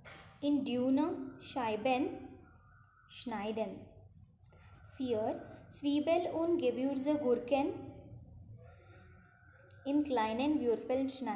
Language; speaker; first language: German; non-native, fluent; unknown